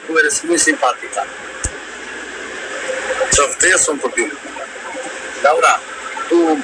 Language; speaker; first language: Spanish; non-native, learner; Albanian